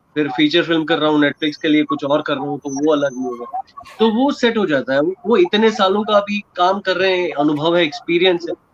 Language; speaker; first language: Hindi; non-native, local second language; Gujarati